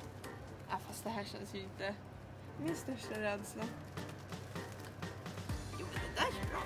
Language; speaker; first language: Swedish; native; Swedish